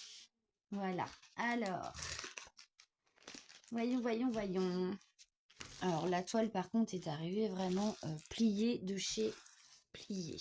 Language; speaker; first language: French; native; French